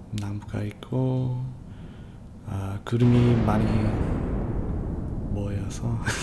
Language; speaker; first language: Korean; non-native, learner; English